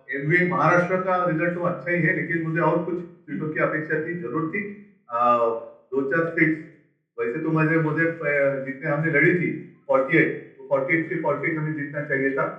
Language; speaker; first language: Hindi; non-native, local second language; Marathi